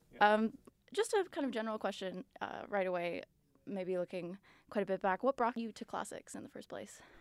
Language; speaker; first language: English; early bilingual, other home language; Portuguese